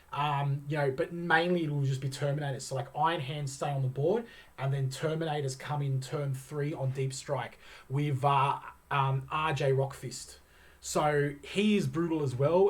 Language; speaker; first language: English; native; English